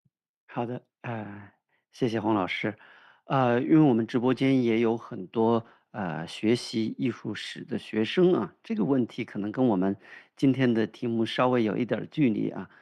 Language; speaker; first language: Chinese; native; Chinese